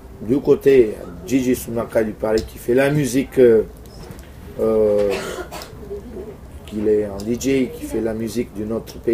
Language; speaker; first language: French; non-native, fluent; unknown